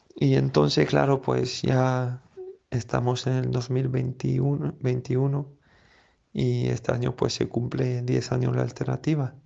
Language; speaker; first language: Spanish; non-native, fluent; French